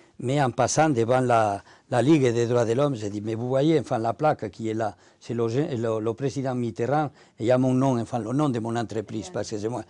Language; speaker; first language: French; non-native, fluent; Spanish